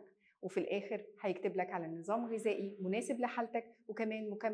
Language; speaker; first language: Arabic; native; Arabic